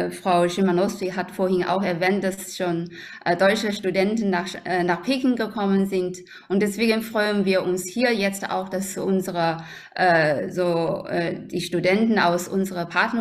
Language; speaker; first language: German; non-native, fluent; Chinese